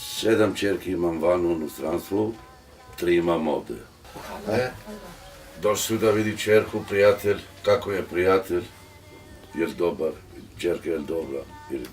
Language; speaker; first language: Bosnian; non-native, local second language; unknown